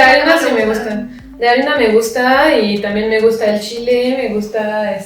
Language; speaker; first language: Spanish; non-native, fluent; French